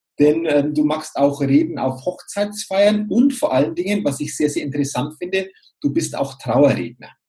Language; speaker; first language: German; native; German